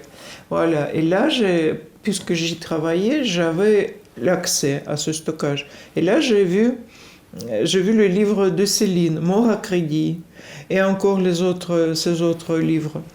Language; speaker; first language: French; non-native, fluent; Russian